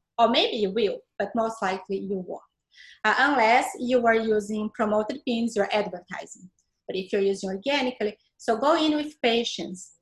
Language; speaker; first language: English; non-native, fluent; Portuguese